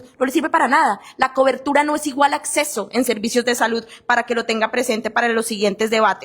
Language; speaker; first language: Spanish; native; Spanish